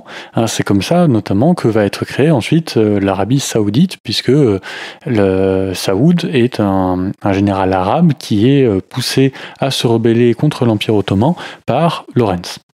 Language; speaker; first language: French; native; French